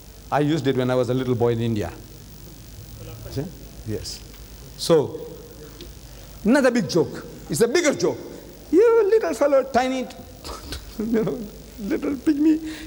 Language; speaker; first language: English; early bilingual, other home language; Gujarati